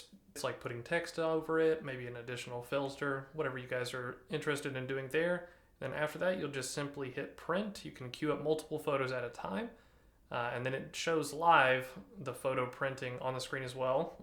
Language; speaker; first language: English; native; English